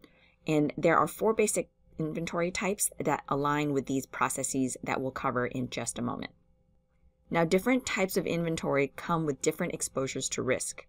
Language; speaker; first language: English; native; English